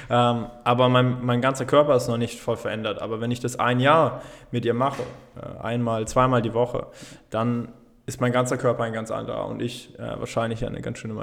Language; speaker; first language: German; native; German